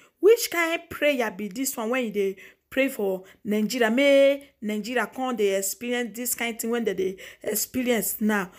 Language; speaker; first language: Nigerian Pidgin; non-native, local second language; Igbo